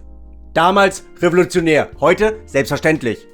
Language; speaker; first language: German; native; German